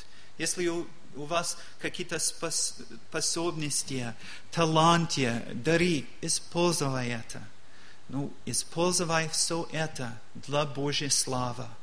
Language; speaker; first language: Russian; non-native, learner; English